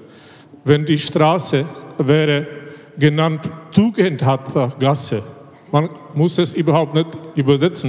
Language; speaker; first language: German; non-native, fluent; Czech